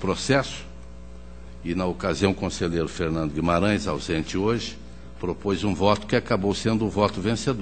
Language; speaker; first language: Portuguese; native; Portuguese